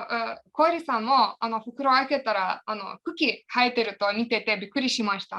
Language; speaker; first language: Japanese; non-native, fluent; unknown